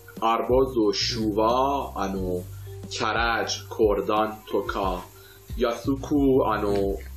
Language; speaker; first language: Japanese; non-native, fluent; Persian